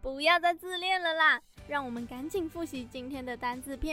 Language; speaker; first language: Chinese; native; Chinese